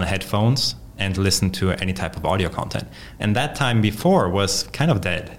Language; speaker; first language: English; non-native, fluent; Polish